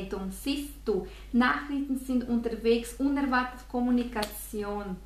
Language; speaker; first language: German; non-native, fluent; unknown